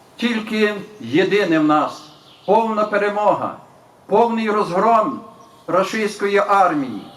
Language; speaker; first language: Ukrainian; native; Ukrainian